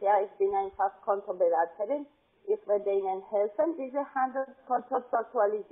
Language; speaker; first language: German; non-native, fluent; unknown